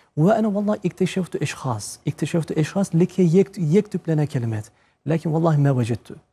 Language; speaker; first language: Arabic; non-native, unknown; Turkish